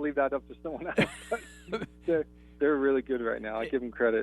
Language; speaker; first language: English; native; English